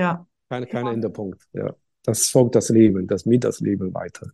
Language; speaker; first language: German; non-native, fluent; Chinese